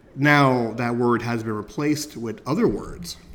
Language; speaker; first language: English; native; English